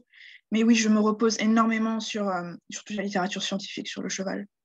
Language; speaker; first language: French; native; French